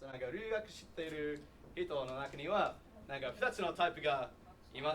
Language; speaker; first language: Japanese; non-native, learner; English